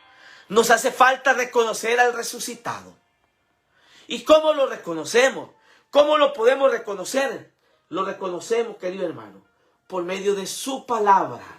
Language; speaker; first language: Spanish; native; Spanish